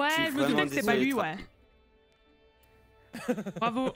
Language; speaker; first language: French; native; French